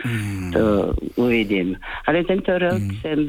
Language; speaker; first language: Czech; non-native, fluent; French